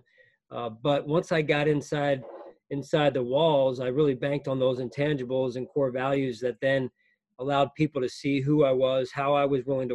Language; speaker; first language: English; native; English